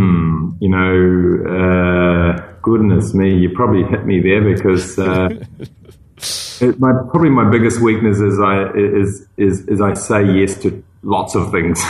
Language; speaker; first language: English; native; English